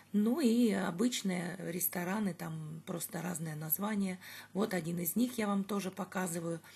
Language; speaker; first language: Russian; native; Russian